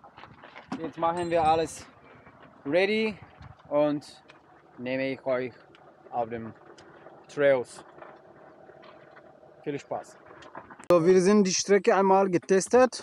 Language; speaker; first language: German; non-native, learner; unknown